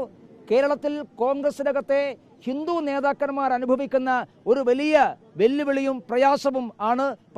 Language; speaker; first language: Malayalam; native; Malayalam